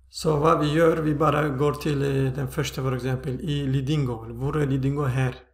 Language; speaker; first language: Swedish; non-native, fluent; Turkish